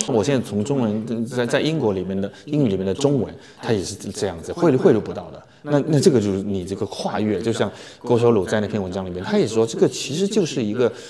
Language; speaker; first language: Chinese; native; Chinese